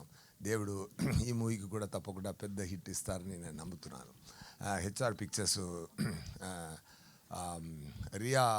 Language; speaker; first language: Telugu; non-native, learner; Tamil